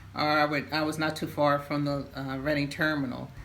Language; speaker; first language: English; native; English